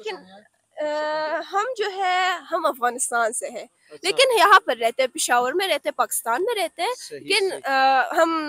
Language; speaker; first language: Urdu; non-native, learner; Persian